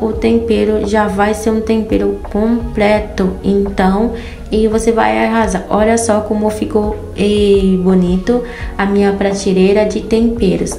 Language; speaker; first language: Portuguese; non-native, fluent; Haitian Creole